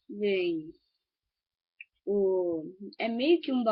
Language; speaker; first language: Portuguese; native; Portuguese